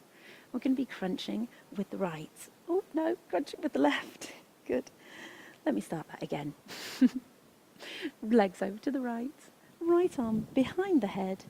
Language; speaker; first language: English; native; English